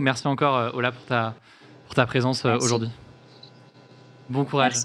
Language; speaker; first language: French; native; French